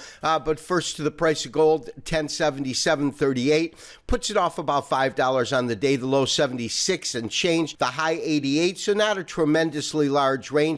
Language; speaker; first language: English; native; English